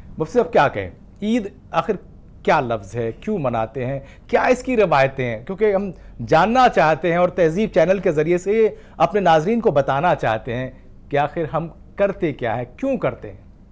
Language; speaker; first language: Hindi; native; Hindi